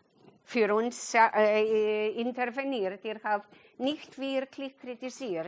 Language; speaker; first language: German; non-native, fluent; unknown